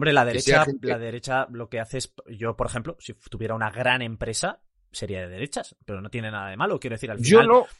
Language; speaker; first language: Spanish; native; Spanish